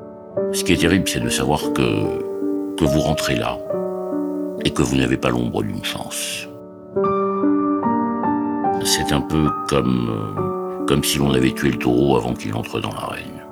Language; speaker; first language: French; native; French